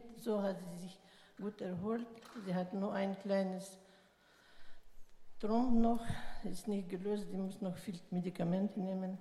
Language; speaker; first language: German; early bilingual, heritage; German